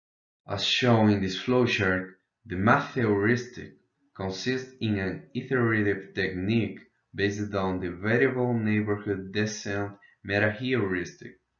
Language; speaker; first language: English; non-native, fluent; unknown